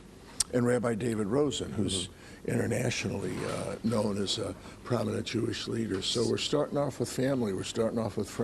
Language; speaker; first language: English; native; English